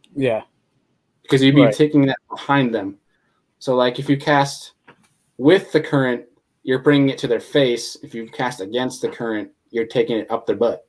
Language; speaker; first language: English; native; English